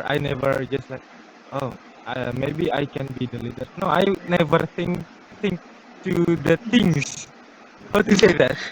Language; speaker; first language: English; non-native, learner; Indonesian